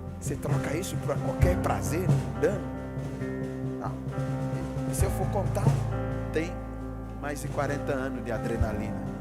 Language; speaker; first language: Portuguese; non-native, fluent; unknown